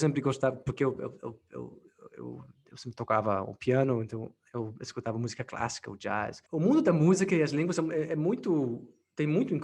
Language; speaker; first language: Portuguese; non-native, fluent; English